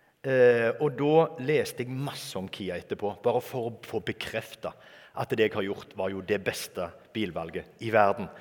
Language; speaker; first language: Norwegian; native; Norwegian